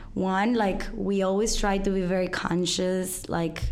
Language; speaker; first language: English; non-native, fluent; Spanish